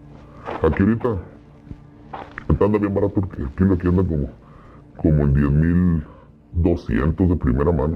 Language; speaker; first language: Spanish; native; Spanish